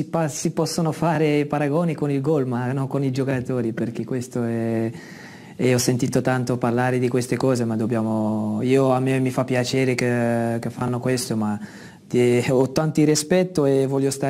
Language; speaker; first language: Italian; non-native, fluent; Dutch